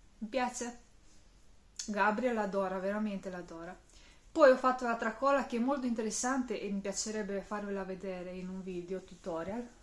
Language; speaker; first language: Italian; non-native, fluent; Romanian